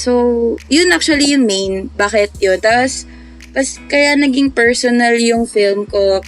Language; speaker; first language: Filipino; non-native, local second language; Cebuano